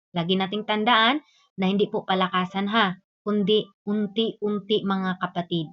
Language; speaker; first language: Filipino; non-native, local second language; Cebuano